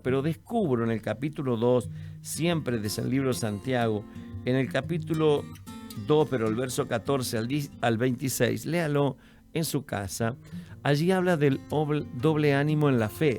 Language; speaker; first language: Spanish; native; Spanish